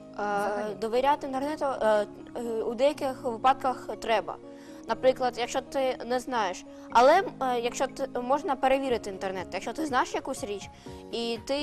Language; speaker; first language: Ukrainian; non-native, local second language; Russian